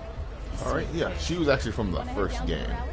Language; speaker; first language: English; native; English